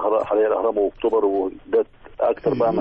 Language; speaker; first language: Arabic; native; Arabic